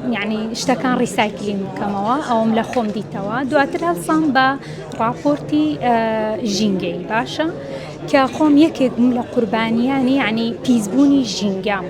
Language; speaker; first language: Central Kurdish; non-native, local second language; Kurdish